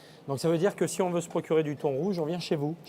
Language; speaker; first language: French; native; French